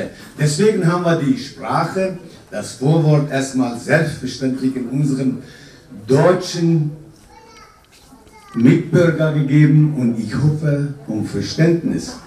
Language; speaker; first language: German; non-native, fluent; Kurdish